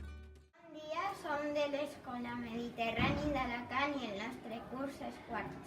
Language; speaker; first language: Catalan; non-native, local second language; Spanish